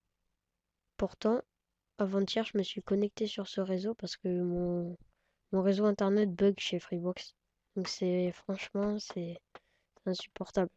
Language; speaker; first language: French; native; French